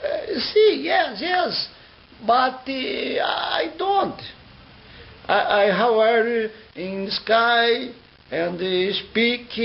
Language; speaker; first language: English; non-native, learner; Portuguese